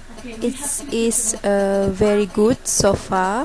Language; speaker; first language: English; non-native, learner; Malay